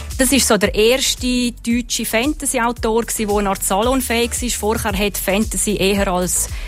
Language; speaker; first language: German; native; German